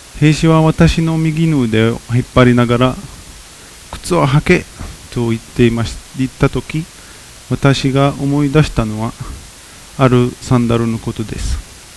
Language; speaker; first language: Japanese; non-native, fluent; Arabic